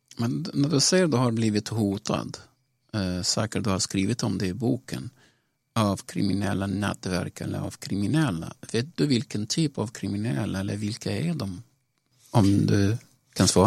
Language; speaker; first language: Swedish; non-native, fluent; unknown